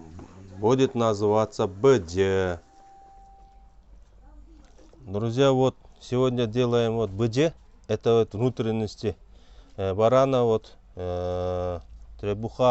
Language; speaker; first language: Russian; non-native, local second language; Kyrgyz